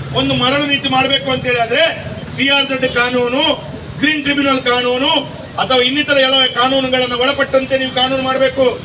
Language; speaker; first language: Kannada; native; Kannada